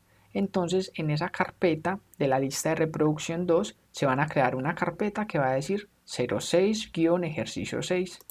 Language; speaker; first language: Spanish; native; Spanish